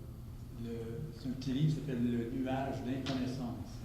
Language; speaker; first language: French; native; French